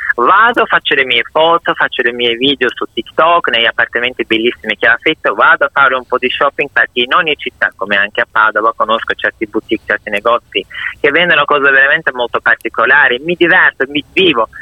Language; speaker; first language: Italian; non-native, fluent; Turkish